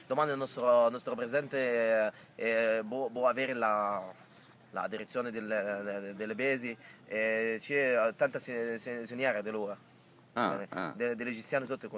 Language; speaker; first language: Italian; non-native, learner; Arabic